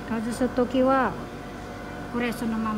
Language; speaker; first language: Japanese; non-native, learner; Filipino